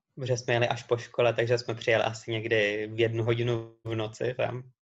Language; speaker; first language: Czech; native; Czech